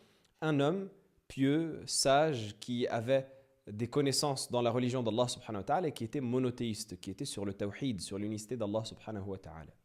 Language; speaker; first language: French; native; French